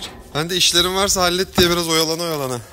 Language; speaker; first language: Turkish; native; Turkish